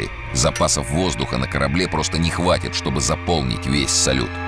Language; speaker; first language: Russian; native; Russian